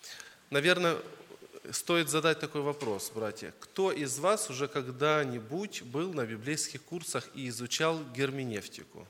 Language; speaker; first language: Russian; native; Russian